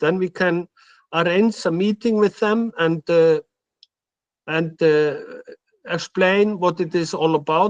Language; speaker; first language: English; non-native, fluent; Icelandic